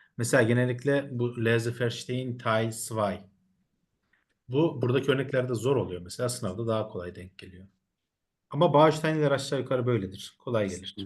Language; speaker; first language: Turkish; native; Turkish